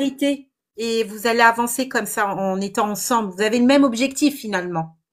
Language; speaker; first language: French; native; French